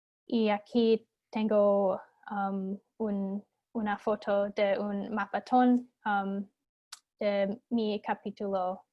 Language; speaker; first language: Spanish; non-native, fluent; English